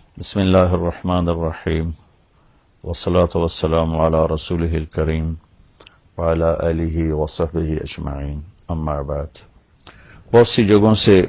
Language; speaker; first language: Urdu; non-native, local second language; Punjabi